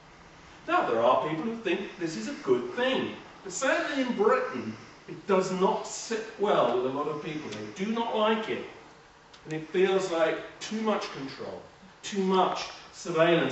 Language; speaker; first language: English; native; English